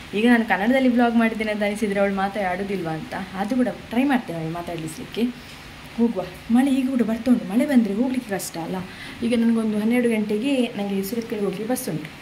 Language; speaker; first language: Kannada; non-native, local second language; Tulu